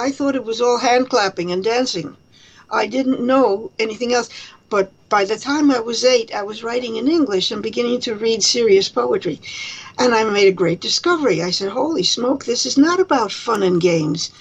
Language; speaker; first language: English; early bilingual, other home language; Spanish